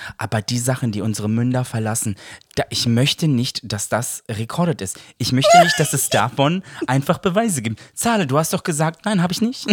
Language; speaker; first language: German; early bilingual, other home language; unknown